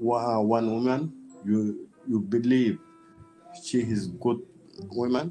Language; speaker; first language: English; non-native, learner; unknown